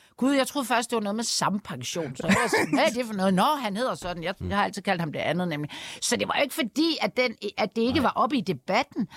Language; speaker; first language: Danish; native; Danish